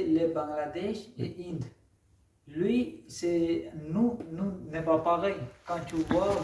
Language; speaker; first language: French; non-native, learner; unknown